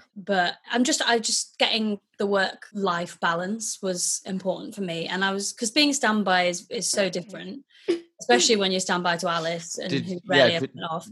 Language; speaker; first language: English; native; English